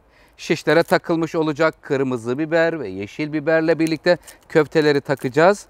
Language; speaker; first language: Turkish; native; Turkish